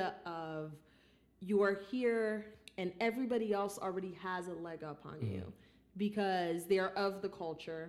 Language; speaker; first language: English; early bilingual, other home language; Haitian Creole